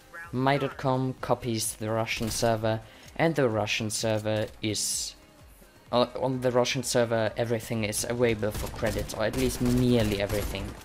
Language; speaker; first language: English; non-native, fluent; Swiss German